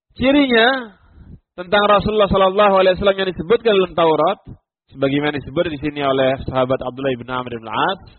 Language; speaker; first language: Indonesian; native; Indonesian